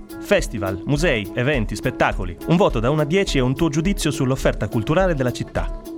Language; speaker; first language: Italian; native; Italian